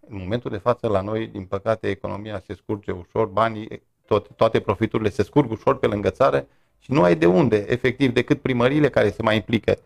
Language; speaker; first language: Romanian; native; Romanian